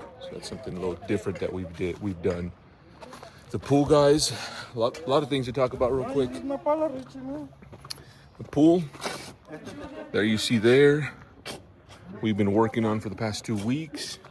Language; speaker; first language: English; native; English